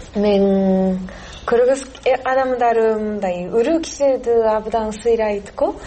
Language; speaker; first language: Kyrgyz; non-native, learner; Japanese